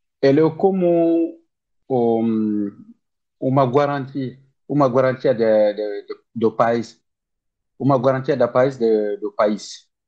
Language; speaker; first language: Portuguese; non-native, learner; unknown